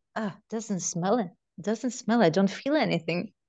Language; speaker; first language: English; non-native, fluent; Russian